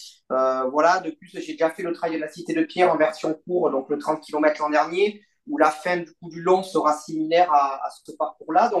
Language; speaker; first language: French; native; French